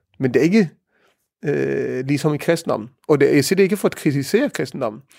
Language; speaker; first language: Danish; early bilingual, heritage; Danish